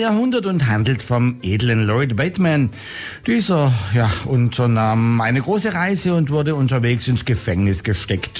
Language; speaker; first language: German; native; German